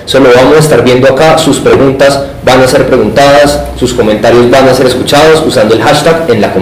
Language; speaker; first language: Spanish; native; Spanish